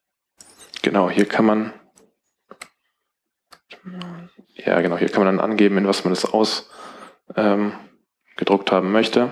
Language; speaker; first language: German; native; German